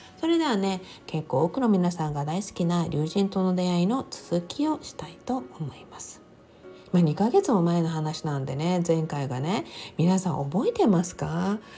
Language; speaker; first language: Japanese; native; Japanese